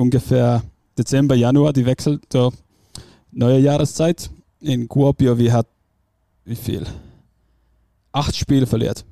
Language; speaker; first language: German; non-native, fluent; Finnish